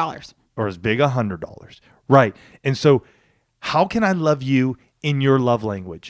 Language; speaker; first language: English; native; English